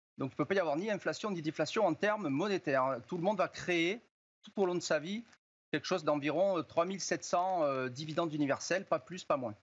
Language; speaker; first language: French; native; French